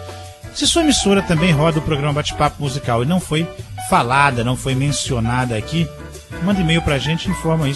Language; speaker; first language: Portuguese; native; Portuguese